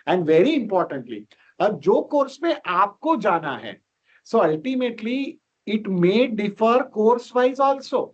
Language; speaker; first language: Hindi; non-native, local second language; Gujarati